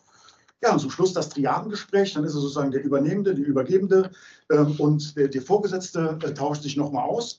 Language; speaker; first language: German; native; German